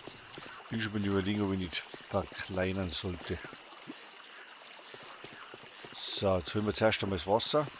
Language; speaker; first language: German; native; German